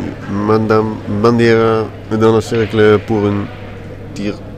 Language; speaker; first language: French; non-native, learner; Dutch